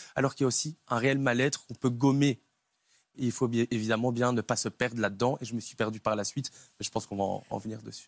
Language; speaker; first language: French; native; French